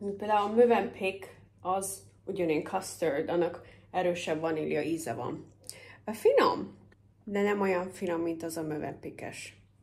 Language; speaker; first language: Hungarian; early bilingual, heritage; Hungarian